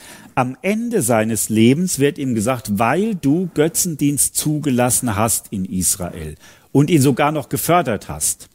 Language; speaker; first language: German; native; German